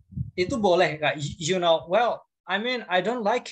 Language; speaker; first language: English; non-native, fluent; Indonesian